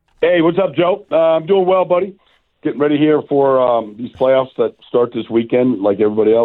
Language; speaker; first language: English; native; English